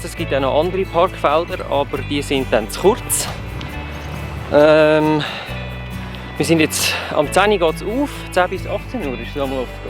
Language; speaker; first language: German; native; German